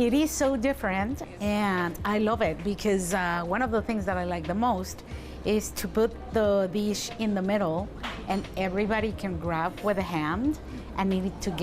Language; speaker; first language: English; non-native, fluent; Spanish